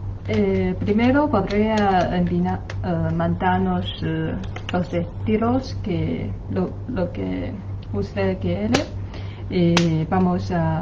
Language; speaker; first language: Spanish; non-native, learner; Chinese